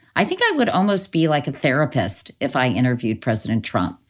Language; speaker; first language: English; native; English